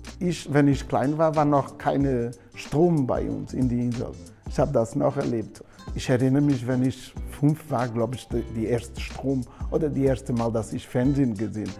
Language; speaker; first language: German; non-native, learner; Portuguese